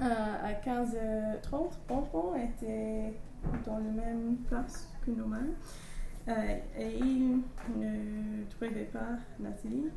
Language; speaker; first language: French; non-native, learner; English